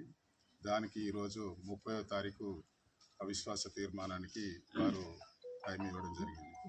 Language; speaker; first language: Telugu; native; Telugu